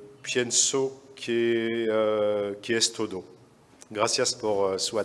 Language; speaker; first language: Spanish; non-native, fluent; French